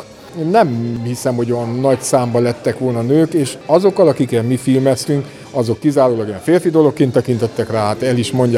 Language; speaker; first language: Hungarian; native; Hungarian